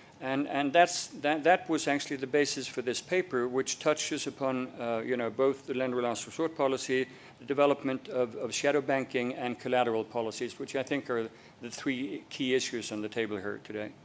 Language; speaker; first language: English; non-native, fluent; Norwegian